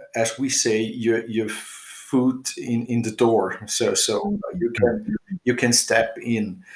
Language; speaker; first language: English; non-native, fluent; German